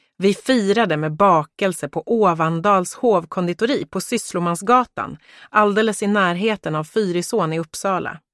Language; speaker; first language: Swedish; early bilingual, other home language; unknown